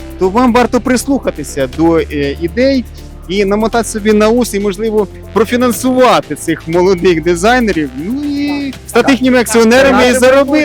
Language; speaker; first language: Ukrainian; native; Ukrainian